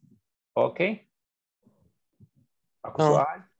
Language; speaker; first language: Arabic; native; Arabic